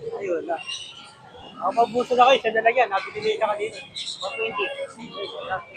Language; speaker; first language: Filipino; native; Filipino